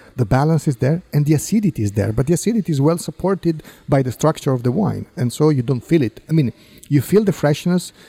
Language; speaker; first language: English; non-native, fluent; Italian